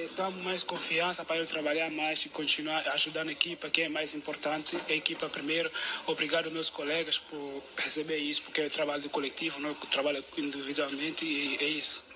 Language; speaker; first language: Portuguese; non-native, fluent; Zulu